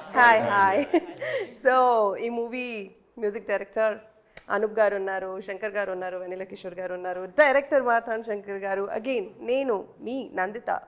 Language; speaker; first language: Telugu; non-native, fluent; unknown